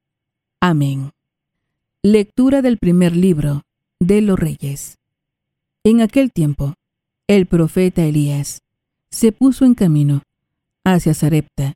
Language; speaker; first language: Spanish; native; Spanish